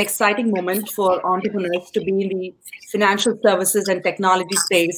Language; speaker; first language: English; non-native, local second language; Tamil